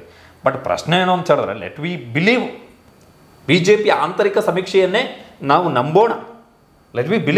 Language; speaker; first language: Kannada; native; Kannada